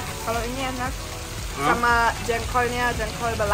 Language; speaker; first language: Indonesian; non-native, fluent; German